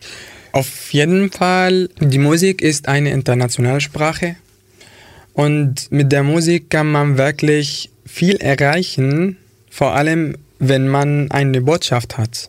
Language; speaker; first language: German; non-native, fluent; Arabic